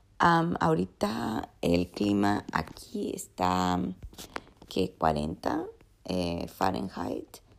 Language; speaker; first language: Spanish; early bilingual, heritage; Spanish